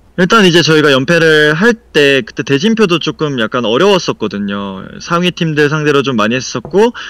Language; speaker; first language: Korean; native; Korean